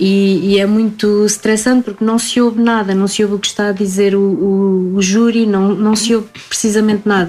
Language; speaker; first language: Portuguese; native; Portuguese